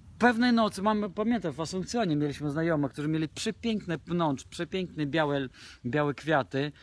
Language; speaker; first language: Polish; non-native, fluent; Romanian